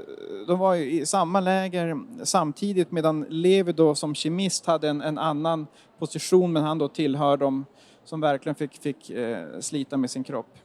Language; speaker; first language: Swedish; native; Swedish